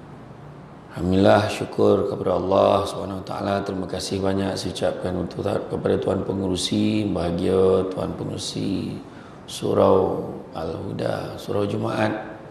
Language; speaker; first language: Malay; native; Malay